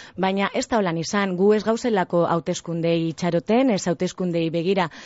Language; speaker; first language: Basque; native; Basque